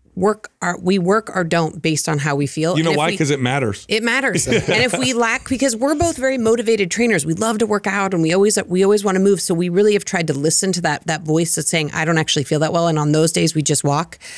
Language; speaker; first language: English; native; English